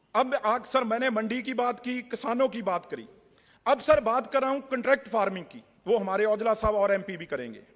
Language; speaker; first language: Hindi; non-native, local second language; Punjabi